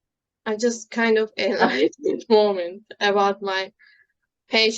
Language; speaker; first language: English; non-native, fluent; Turkish